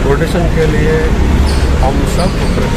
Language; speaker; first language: Hindi; non-native, local second language; Kannada